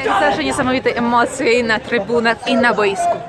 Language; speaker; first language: Polish; non-native, fluent; Ukrainian